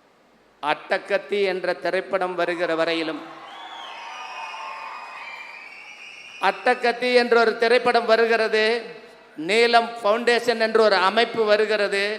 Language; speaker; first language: Tamil; native; Tamil